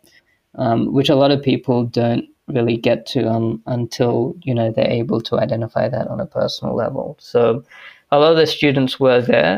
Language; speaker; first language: English; native; English